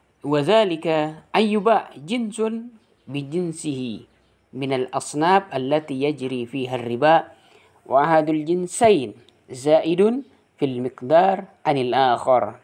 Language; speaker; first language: Arabic; non-native, fluent; Indonesian